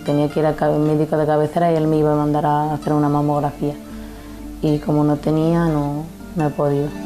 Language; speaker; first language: Spanish; early bilingual, other home language; Arabic